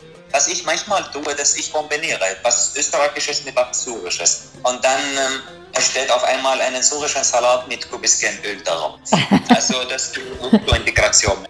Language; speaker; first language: German; non-native, fluent; Arabic